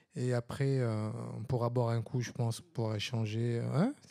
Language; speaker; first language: French; non-native, local second language; Arabic